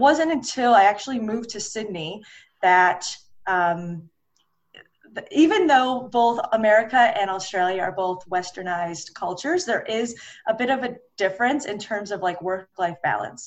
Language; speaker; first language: English; native; English